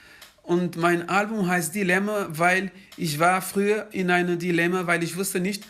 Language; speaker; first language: German; non-native, fluent; Kabuverdianu